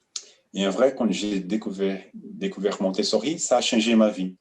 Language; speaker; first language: French; non-native, fluent; Portuguese